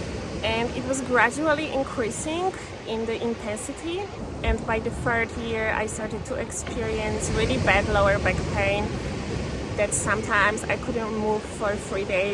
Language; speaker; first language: English; non-native, fluent; Polish